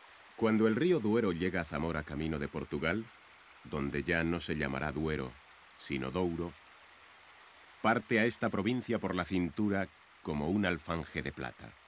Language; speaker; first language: Spanish; native; Spanish